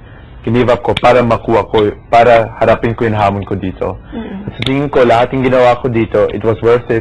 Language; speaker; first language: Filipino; early bilingual, heritage; Filipino